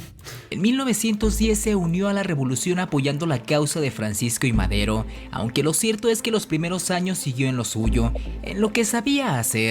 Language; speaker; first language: Spanish; native; Spanish